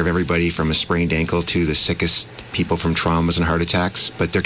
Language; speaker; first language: English; native; English